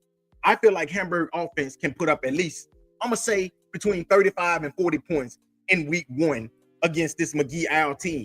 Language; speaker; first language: English; native; English